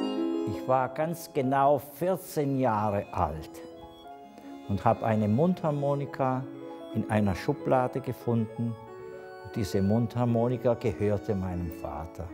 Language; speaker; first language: German; non-native, fluent; Italian